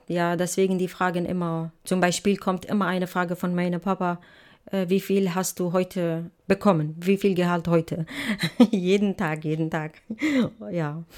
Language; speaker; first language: German; non-native, fluent; Arabic